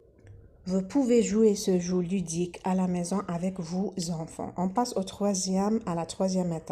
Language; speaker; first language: French; non-native, local second language; Arabic